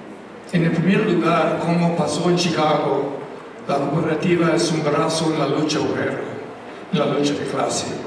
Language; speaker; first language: Spanish; non-native, fluent; English